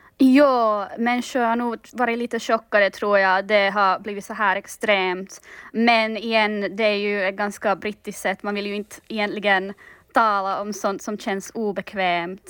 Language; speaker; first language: Swedish; native; Swedish